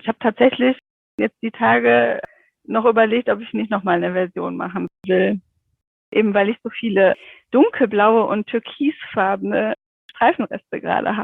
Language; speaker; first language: German; native; German